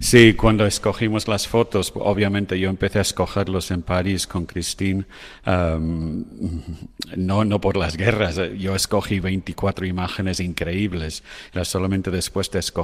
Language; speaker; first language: Spanish; non-native, fluent; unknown